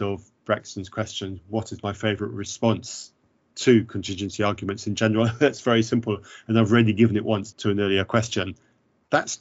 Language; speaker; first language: English; native; English